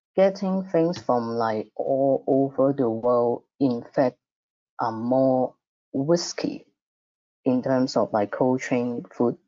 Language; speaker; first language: English; non-native, fluent; Cantonese